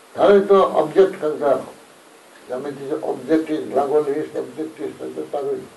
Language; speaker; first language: Russian; non-native, learner; Bangla